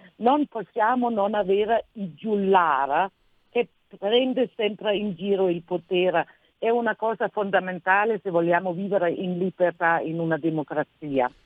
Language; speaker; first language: Italian; non-native, fluent; Danish